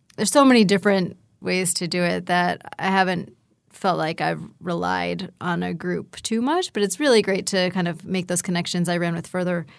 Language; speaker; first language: English; native; English